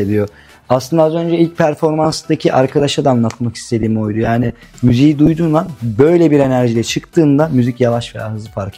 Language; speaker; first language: Turkish; native; Turkish